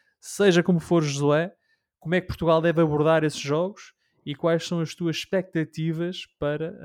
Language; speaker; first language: Portuguese; native; Portuguese